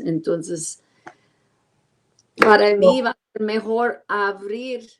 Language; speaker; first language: Spanish; non-native, learner; English